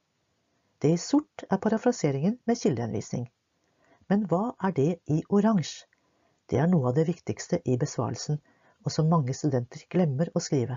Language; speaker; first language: Norwegian; native; Norwegian